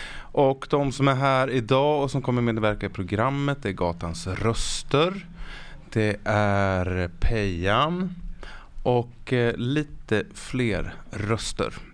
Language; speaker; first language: Swedish; native; Swedish